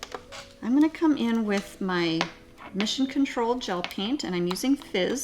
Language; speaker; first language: English; native; English